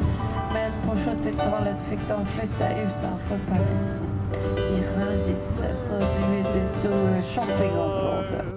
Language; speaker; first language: Swedish; non-native, fluent; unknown